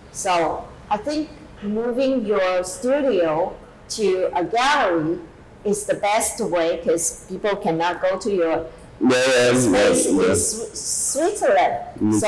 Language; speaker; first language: English; non-native, fluent; Chinese